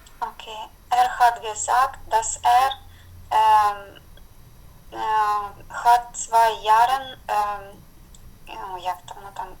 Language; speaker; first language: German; non-native, learner; Ukrainian